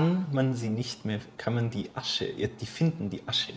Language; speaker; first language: German; native; German